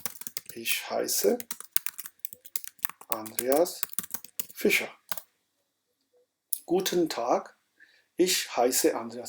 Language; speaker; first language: German; non-native, fluent; Urdu